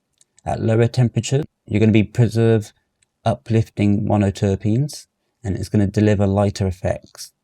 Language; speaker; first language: English; native; English